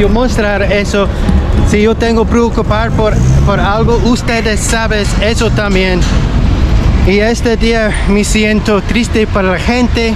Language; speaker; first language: Spanish; non-native, learner; English